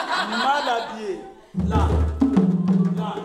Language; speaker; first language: French; non-native, fluent; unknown